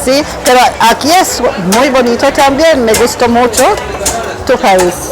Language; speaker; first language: Spanish; non-native, learner; English